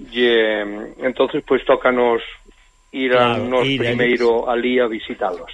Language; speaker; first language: Galician; native; Galician